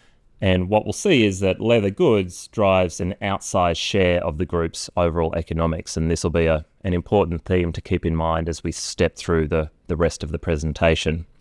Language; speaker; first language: English; native; English